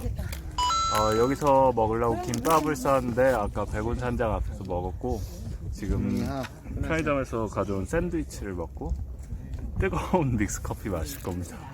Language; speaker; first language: Korean; native; Korean